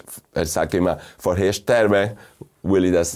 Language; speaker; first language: German; non-native, fluent; Spanish